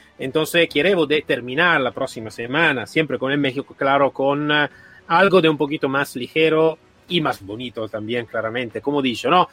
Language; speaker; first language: Spanish; non-native, fluent; Italian